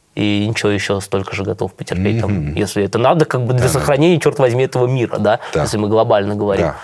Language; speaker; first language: Russian; native; Russian